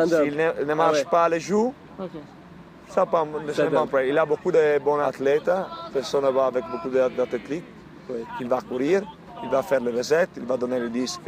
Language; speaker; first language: French; non-native, learner; Italian